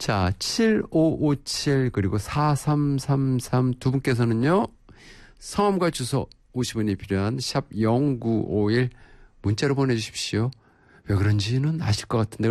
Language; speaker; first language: Korean; native; Korean